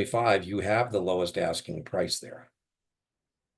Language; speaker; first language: English; native; English